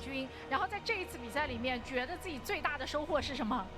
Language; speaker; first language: Chinese; native; Chinese